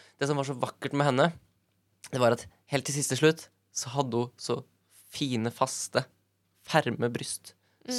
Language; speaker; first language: Norwegian; native; Norwegian